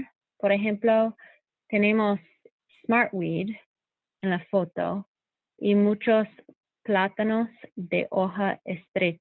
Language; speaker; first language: Spanish; non-native, fluent; English